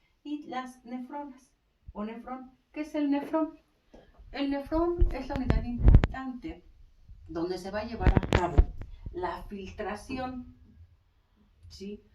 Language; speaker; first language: Spanish; native; Spanish